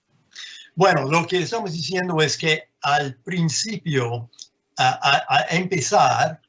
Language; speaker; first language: Spanish; non-native, fluent; English